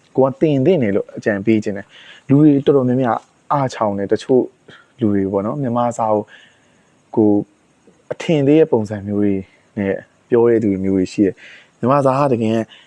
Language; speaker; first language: Burmese; native; Burmese